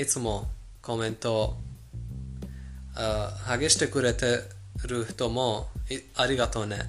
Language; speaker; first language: Japanese; non-native, fluent; Persian